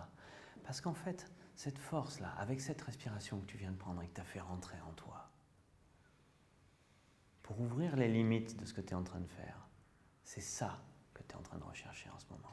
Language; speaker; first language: French; native; French